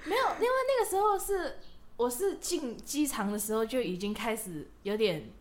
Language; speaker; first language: Chinese; non-native, local second language; Cantonese